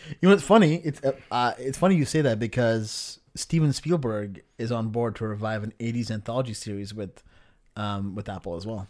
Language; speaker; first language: English; native; English